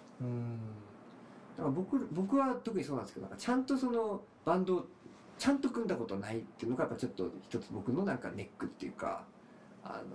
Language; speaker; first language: Japanese; native; Japanese